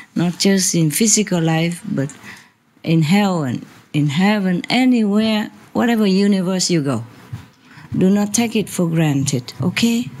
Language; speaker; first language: English; non-native, fluent; Vietnamese